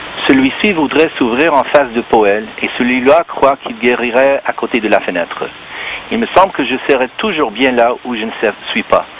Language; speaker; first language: French; non-native, local second language; English